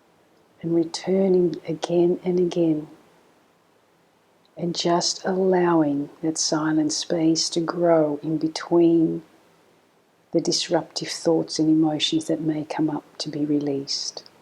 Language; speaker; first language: English; native; English